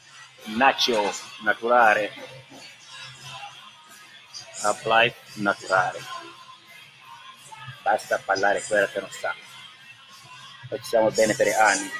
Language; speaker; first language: Italian; non-native, learner; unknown